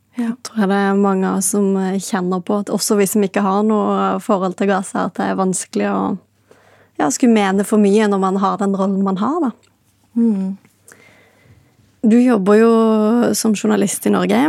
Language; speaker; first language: Norwegian; native; Norwegian